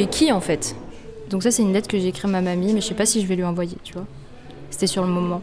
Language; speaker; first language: French; native; French